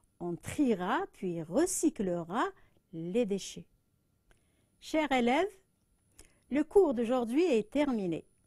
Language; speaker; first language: French; non-native, local second language; Arabic